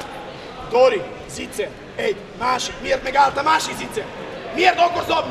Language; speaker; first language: Hungarian; non-native, learner; Serbian